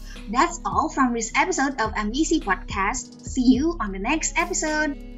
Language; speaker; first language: English; non-native, fluent; Indonesian